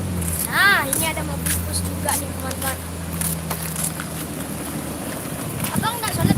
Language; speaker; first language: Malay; non-native, local second language; Minangkabau